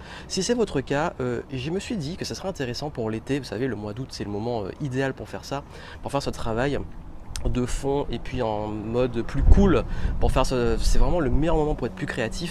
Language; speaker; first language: French; native; French